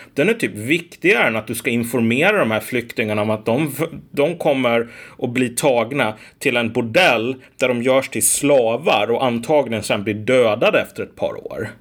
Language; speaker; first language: Swedish; native; Swedish